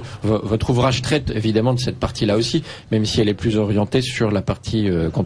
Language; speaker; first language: French; native; French